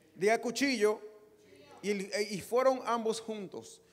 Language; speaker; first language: Spanish; native; Spanish